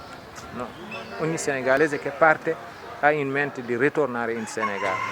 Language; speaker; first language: Italian; non-native, fluent; Wolof